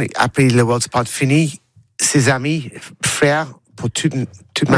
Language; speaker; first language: French; non-native, learner; English